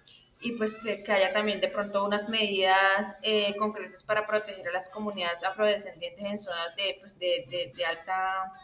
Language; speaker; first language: Spanish; native; Spanish